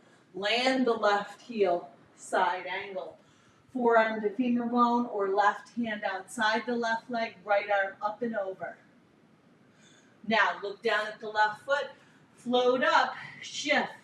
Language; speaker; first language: English; native; English